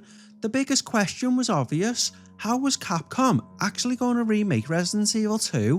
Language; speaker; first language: English; native; English